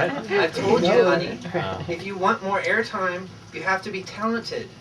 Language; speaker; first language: English; native; English